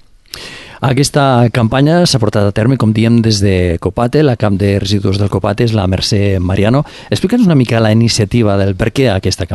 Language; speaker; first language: Catalan; native; Catalan